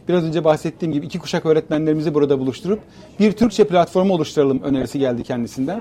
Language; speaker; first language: Turkish; native; Turkish